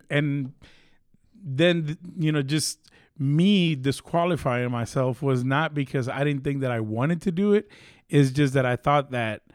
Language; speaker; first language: English; early bilingual, other home language; Spanish